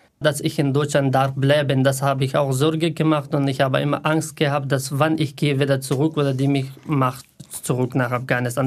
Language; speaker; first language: German; non-native, learner; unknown